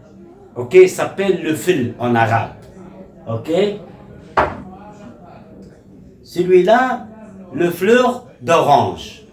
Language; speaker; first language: French; non-native, local second language; Arabic